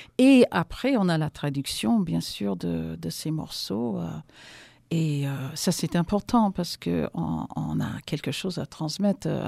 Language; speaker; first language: French; non-native, fluent; English